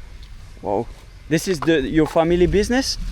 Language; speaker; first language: English; non-native, learner; French